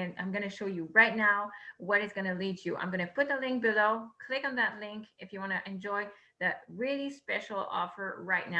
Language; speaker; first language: English; non-native, fluent; French